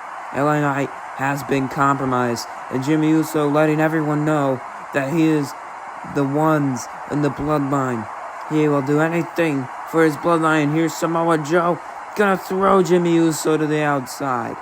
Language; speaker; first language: English; native; English